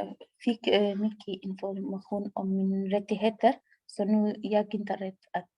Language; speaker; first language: Swedish; non-native, learner; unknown